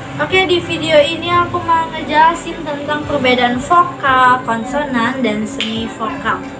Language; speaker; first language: Indonesian; native; Indonesian